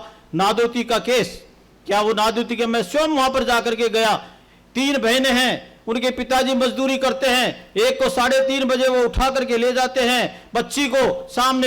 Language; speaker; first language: Hindi; native; Hindi